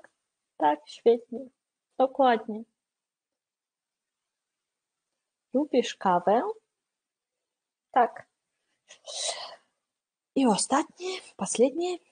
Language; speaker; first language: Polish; non-native, fluent; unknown